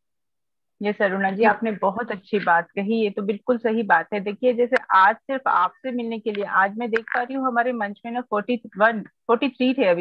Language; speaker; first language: Hindi; native; Hindi